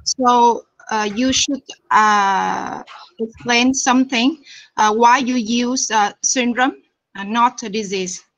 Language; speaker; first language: English; non-native, fluent; Vietnamese